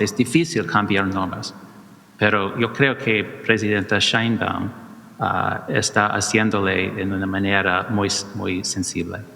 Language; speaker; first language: Spanish; non-native, learner; English